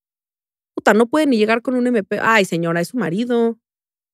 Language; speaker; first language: Spanish; native; Spanish